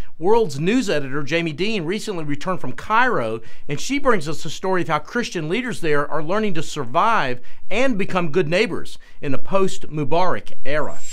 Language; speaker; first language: English; native; English